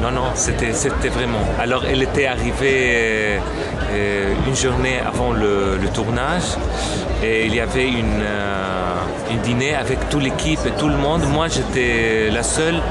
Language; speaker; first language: French; non-native, local second language; Arabic